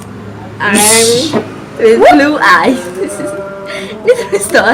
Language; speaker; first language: English; non-native, learner; Indonesian